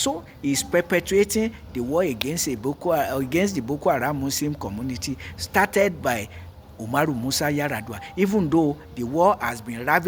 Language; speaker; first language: English; non-native, local second language; Yoruba